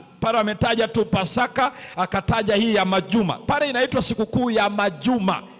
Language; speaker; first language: Swahili; native; Swahili